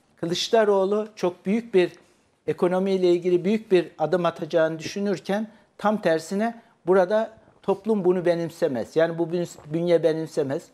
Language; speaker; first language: Turkish; native; Turkish